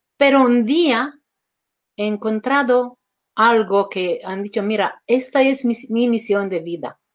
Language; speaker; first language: Spanish; non-native, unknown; Romanian